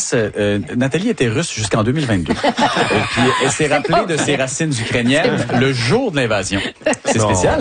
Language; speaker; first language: French; native; French